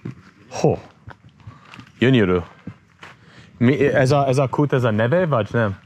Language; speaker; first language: Hungarian; non-native, learner; English